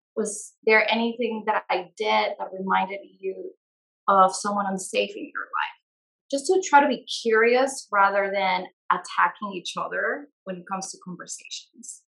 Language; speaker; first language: English; non-native, fluent; Spanish